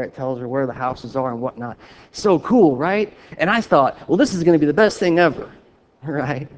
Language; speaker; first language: English; native; English